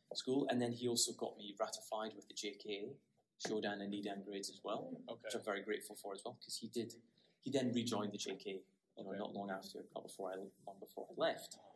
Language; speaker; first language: English; native; English